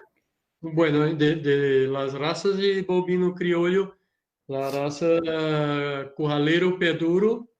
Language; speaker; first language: Spanish; non-native, learner; Portuguese